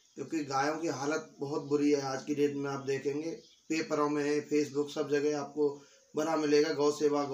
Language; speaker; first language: Hindi; native; Hindi